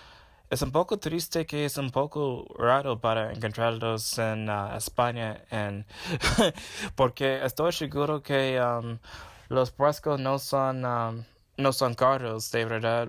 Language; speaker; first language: Spanish; non-native, fluent; English